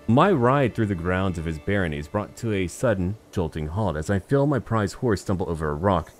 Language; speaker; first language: English; native; English